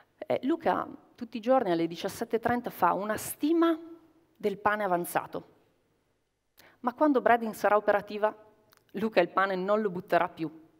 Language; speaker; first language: Italian; native; Italian